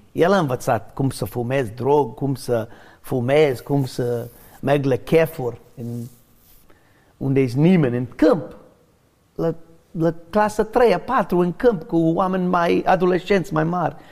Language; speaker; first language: Romanian; non-native, learner; English